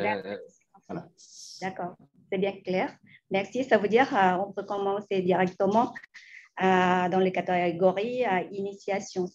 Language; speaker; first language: French; non-native, fluent; Lao